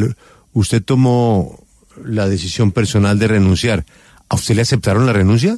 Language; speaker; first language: Spanish; native; Spanish